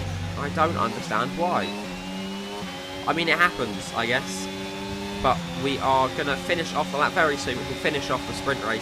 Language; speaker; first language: English; native; English